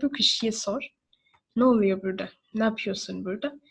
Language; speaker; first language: Turkish; non-native, learner; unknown